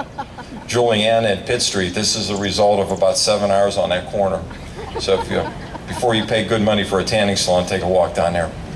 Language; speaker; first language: English; native; English